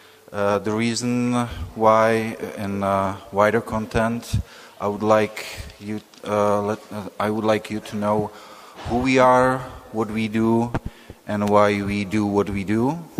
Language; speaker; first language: English; non-native, fluent; Czech